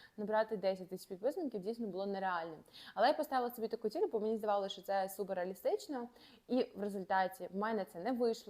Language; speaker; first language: Ukrainian; native; Ukrainian